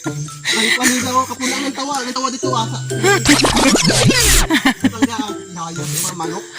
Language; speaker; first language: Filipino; non-native, local second language; Cebuano